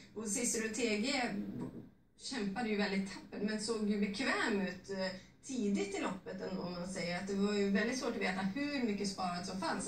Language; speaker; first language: Swedish; native; Swedish